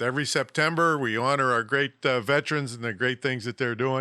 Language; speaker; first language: English; native; English